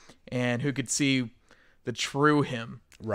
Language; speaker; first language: English; native; English